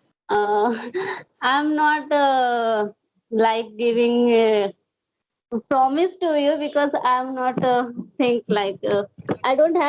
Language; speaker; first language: English; non-native, learner; Hindi